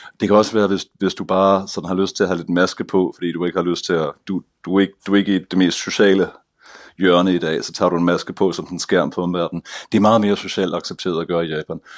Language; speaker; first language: Danish; native; Danish